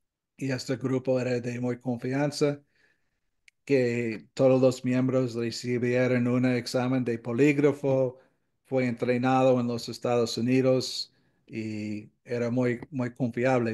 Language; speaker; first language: Spanish; non-native, fluent; English